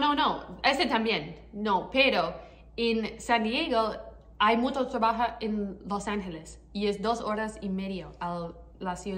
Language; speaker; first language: Spanish; non-native, learner; English